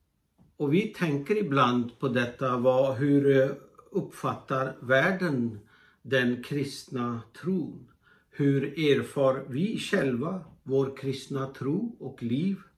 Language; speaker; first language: Swedish; non-native, fluent; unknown